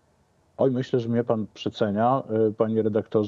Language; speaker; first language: Polish; native; Polish